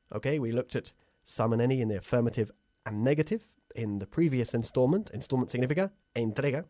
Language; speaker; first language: English; native; English